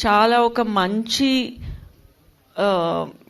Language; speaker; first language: Telugu; non-native, local second language; Hindi